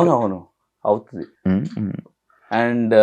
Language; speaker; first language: Telugu; non-native, local second language; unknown